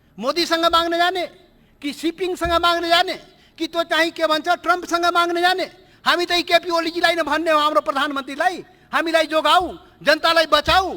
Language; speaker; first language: Nepali; non-native, local second language; Maithili